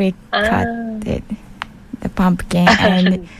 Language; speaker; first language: English; non-native, learner; Japanese